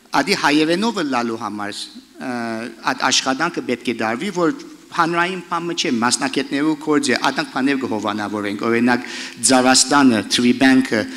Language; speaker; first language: Armenian; early bilingual, heritage; Armenian